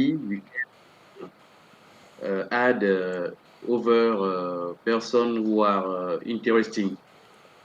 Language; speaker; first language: English; non-native, learner; French